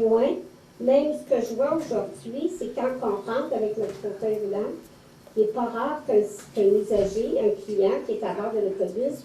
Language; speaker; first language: French; native; French